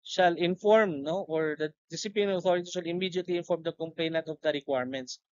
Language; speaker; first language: English; non-native, local second language; Filipino